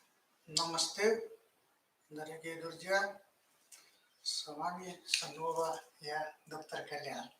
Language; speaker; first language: Russian; non-native, fluent; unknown